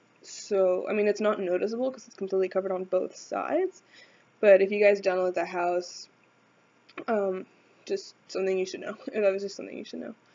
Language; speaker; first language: English; native; English